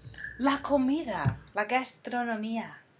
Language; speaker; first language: Spanish; non-native, fluent; English